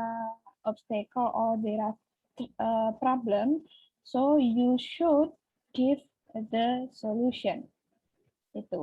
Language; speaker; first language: English; non-native, learner; Indonesian